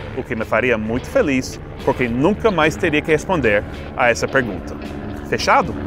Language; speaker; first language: Portuguese; non-native, fluent; English